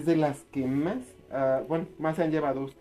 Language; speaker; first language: Spanish; native; Spanish